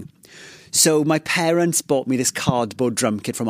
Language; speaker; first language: English; non-native, local second language; Welsh